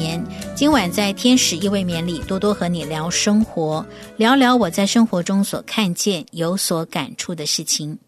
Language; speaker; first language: Chinese; native; Chinese